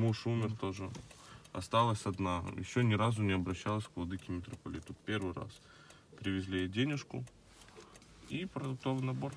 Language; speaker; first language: Russian; native; Russian